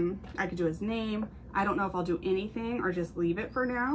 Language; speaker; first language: English; native; English